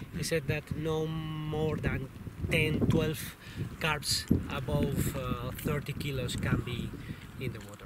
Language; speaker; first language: English; non-native, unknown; Spanish